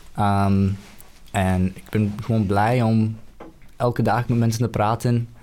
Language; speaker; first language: Dutch; non-native, fluent; English